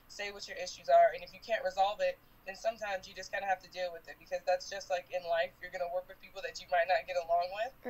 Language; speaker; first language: English; native; English